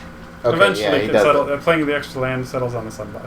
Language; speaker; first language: English; native; English